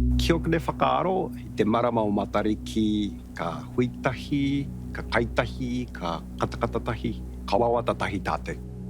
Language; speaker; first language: Māori; non-native, fluent; Japanese